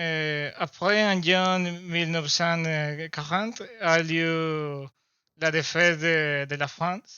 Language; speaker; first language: French; non-native, learner; Spanish